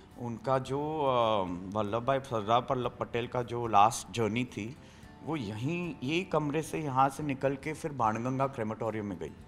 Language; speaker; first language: Hindi; native; Hindi